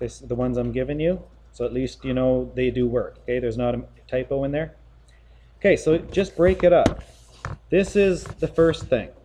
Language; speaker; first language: English; native; English